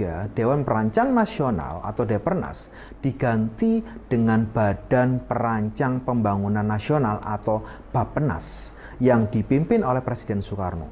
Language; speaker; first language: Indonesian; native; Indonesian